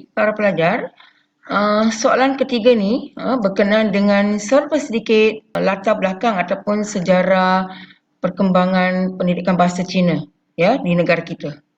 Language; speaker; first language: Malay; non-native, local second language; Chinese